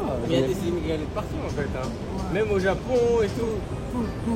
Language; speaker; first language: French; native; French